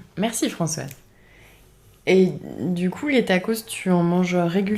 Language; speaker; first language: French; native; French